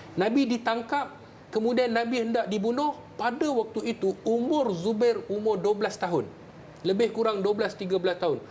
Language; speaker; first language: Malay; native; Malay